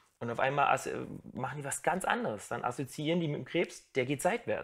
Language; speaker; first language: German; native; German